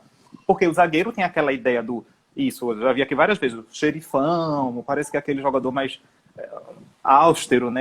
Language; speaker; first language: Portuguese; native; Portuguese